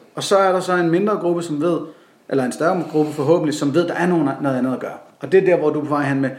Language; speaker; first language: Danish; native; Danish